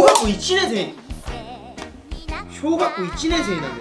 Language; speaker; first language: Japanese; non-native, learner; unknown